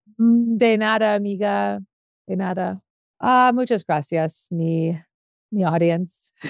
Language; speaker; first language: Spanish; non-native, learner; English